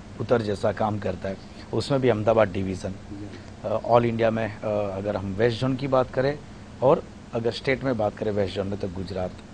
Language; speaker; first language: Hindi; non-native, local second language; Gujarati